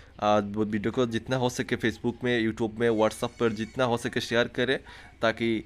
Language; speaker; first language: Hindi; non-native, local second language; Bangla